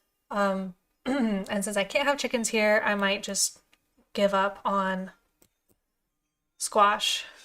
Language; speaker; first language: English; native; English